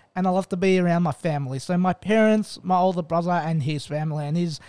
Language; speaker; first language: English; native; English